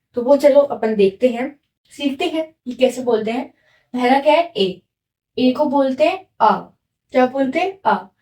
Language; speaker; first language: Hindi; native; Hindi